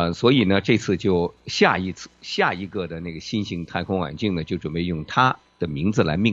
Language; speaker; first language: Chinese; native; Chinese